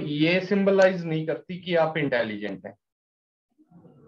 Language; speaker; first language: Hindi; non-native, local second language; Punjabi